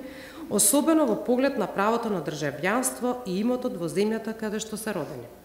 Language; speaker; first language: Macedonian; native; Macedonian